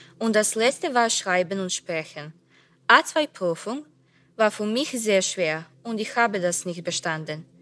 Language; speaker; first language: German; non-native, learner; Serbian